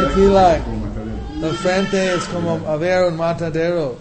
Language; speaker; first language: Spanish; non-native, fluent; English